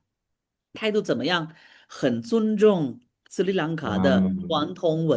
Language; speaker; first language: Chinese; non-native, fluent; Sinhala